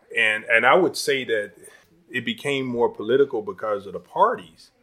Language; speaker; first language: English; native; English